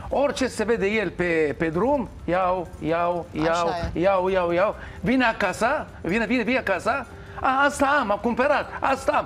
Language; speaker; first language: Romanian; non-native, learner; Hebrew